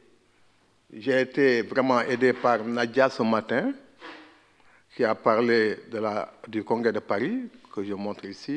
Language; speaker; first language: French; non-native, local second language; Wolof